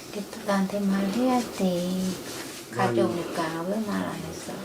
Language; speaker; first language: Korean; non-native, learner; Khmer